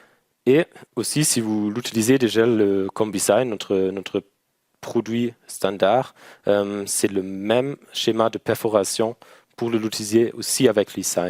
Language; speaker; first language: French; non-native, learner; German